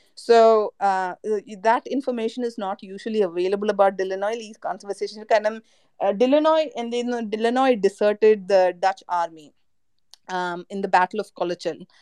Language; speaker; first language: English; non-native, local second language; Malayalam